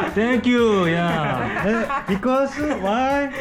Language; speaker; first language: English; non-native, learner; Korean